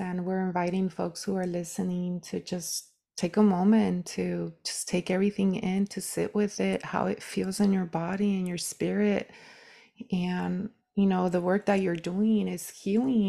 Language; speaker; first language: English; early bilingual, other home language; Spanish